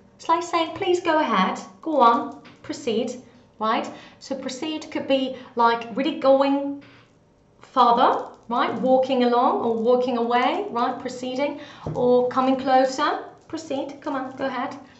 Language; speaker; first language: English; non-native, fluent; Greek